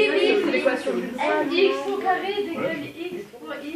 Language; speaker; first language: French; native; French